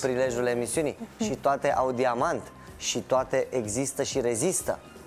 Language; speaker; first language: Romanian; native; Romanian